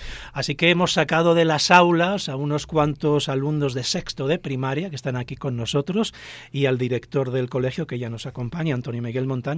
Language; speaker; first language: Spanish; native; Spanish